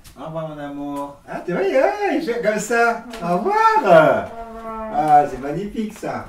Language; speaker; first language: French; native; French